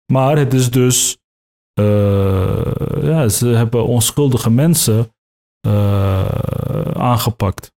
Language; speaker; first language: Dutch; early bilingual, other home language; Turkish